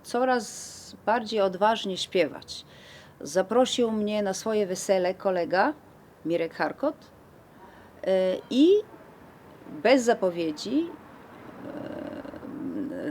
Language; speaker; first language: Polish; non-native, fluent; Bulgarian